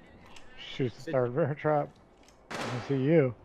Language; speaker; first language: English; native; English